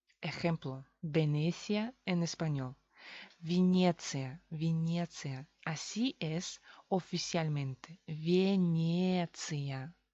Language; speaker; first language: Spanish; non-native, fluent; Russian